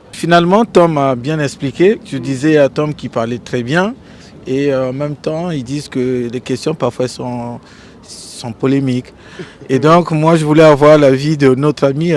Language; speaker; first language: French; non-native, local second language; Lingala